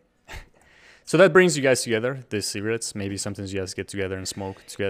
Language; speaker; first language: English; early bilingual, other home language; Spanish